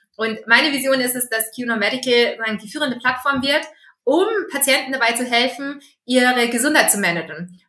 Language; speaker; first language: German; early bilingual, other home language; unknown